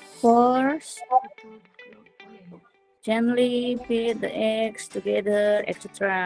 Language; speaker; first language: English; non-native, learner; Indonesian